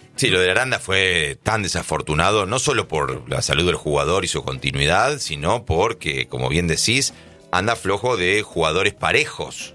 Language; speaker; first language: Spanish; native; Spanish